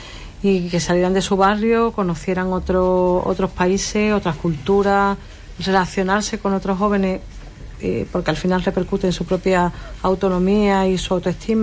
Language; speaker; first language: Spanish; native; Spanish